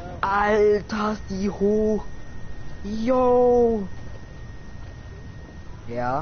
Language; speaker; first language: German; native; German